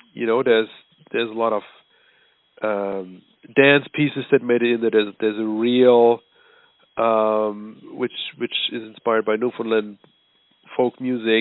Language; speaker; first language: English; non-native, fluent; German